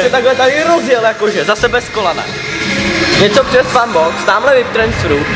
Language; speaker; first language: Czech; native; Czech